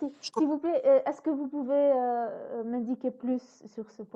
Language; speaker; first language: French; non-native, fluent; Spanish